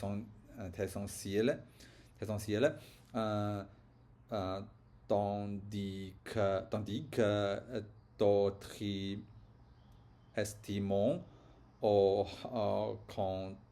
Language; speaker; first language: French; non-native, learner; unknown